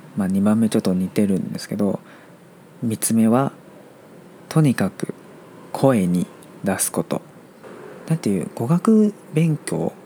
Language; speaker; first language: Japanese; non-native, fluent; Chinese